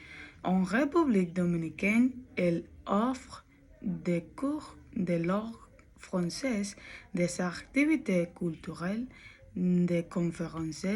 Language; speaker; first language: French; non-native, learner; Spanish